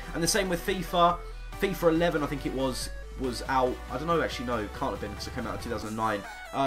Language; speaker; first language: English; native; English